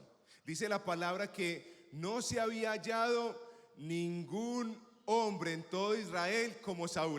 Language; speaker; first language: Spanish; native; Spanish